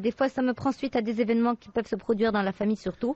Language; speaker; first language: French; non-native, local second language; Arabic